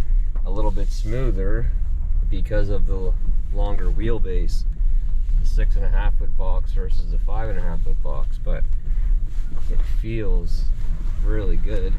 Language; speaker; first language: English; native; English